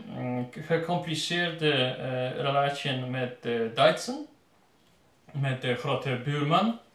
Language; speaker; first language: Dutch; non-native, learner; Polish